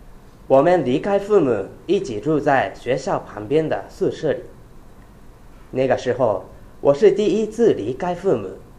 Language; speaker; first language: Chinese; non-native, fluent; Japanese